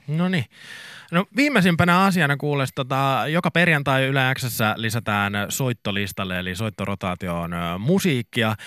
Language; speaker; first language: Finnish; native; Finnish